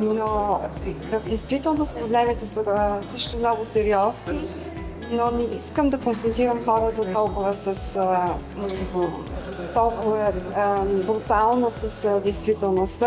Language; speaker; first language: Bulgarian; early bilingual, heritage; Bulgarian